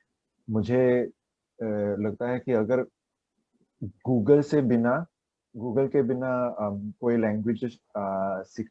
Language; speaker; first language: Hindi; non-native, learner; Chinese